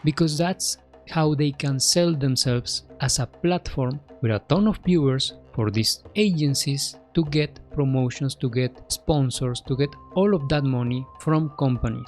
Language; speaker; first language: English; non-native, fluent; Spanish